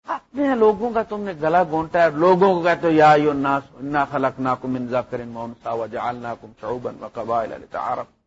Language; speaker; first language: Urdu; non-native, local second language; Punjabi